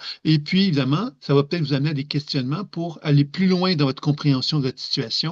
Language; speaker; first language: French; native; French